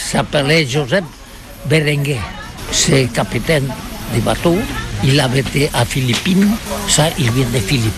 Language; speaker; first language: French; non-native, learner; Catalan